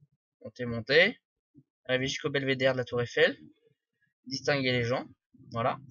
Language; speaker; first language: French; native; French